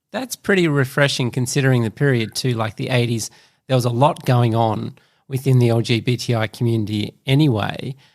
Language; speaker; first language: English; native; English